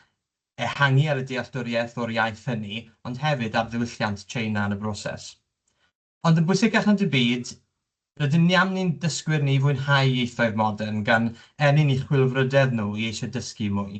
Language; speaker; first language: Welsh; native; Welsh